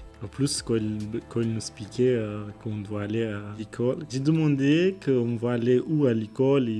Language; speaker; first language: French; non-native, learner; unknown